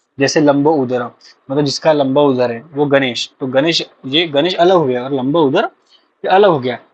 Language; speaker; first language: Hindi; non-native, local second language; Marathi